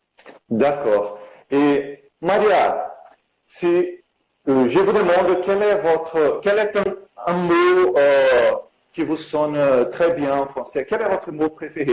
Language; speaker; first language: French; non-native, fluent; Portuguese